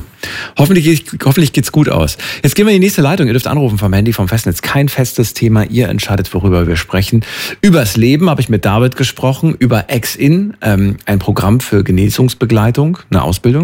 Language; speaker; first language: German; native; German